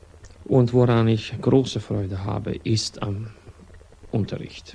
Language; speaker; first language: German; non-native, fluent; Swedish